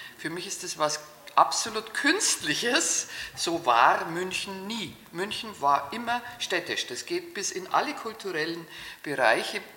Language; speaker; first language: German; native; German